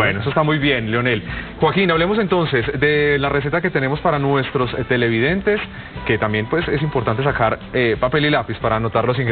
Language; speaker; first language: Spanish; native; Spanish